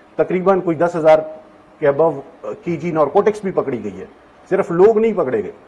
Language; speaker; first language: Urdu; non-native, local second language; Pashto